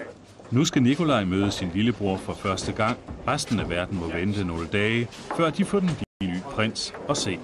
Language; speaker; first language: Danish; native; Danish